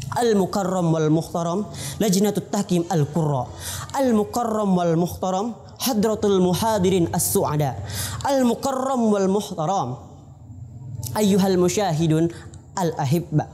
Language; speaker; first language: Arabic; non-native, learner; Indonesian